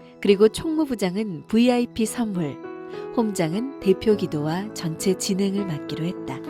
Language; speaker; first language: Korean; native; Korean